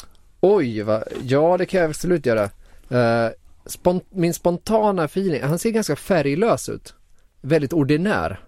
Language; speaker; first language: Swedish; native; Swedish